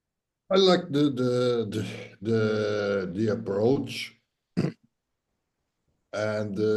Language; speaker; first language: English; non-native, fluent; Portuguese